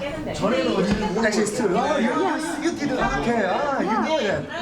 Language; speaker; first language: English; non-native, fluent; French